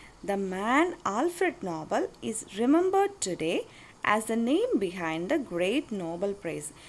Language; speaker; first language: English; non-native, local second language; Malayalam